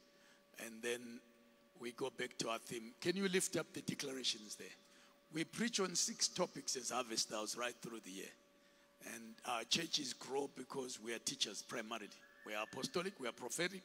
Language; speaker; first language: English; non-native, local second language; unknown